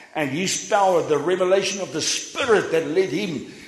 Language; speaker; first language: English; non-native, local second language; Afrikaans